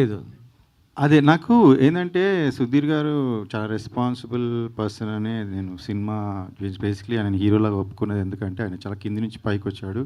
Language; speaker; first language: Telugu; native; Telugu